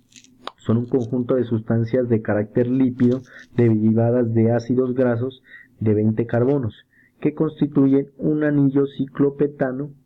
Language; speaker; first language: Spanish; native; Spanish